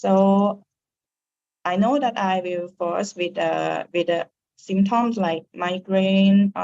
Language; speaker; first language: English; non-native, learner; Thai